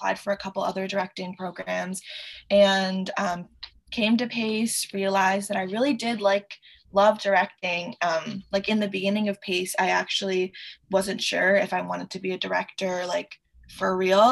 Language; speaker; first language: English; early bilingual, other home language; Chinese